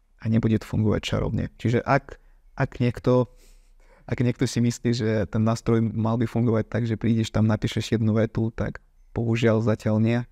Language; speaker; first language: Slovak; non-native, fluent; Ukrainian